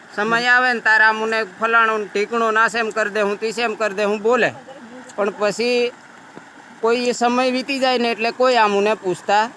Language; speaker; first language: Gujarati; non-native, local second language; Rathawi